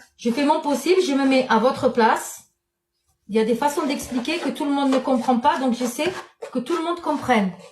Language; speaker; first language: French; non-native, local second language; Arabic